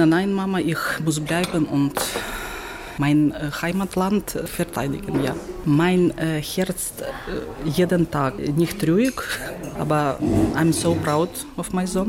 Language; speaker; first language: German; non-native, learner; Ukrainian